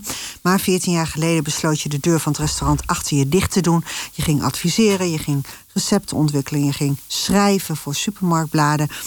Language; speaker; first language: Dutch; native; Dutch